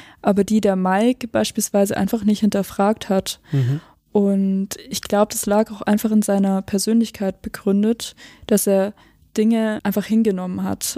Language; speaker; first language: German; native; German